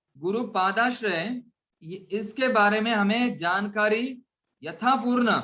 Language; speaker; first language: Hindi; non-native, local second language; Marathi